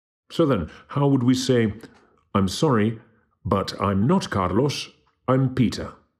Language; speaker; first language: English; native; English